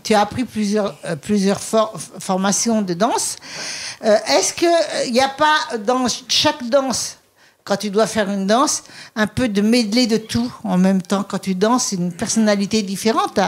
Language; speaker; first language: French; native; French